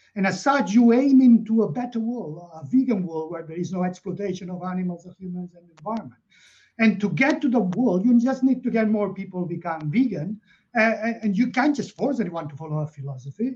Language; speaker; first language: English; non-native, fluent; Catalan